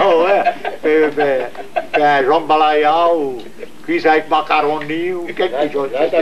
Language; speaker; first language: French; native; French